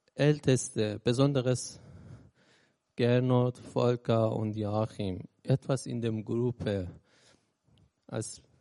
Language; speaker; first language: German; non-native, learner; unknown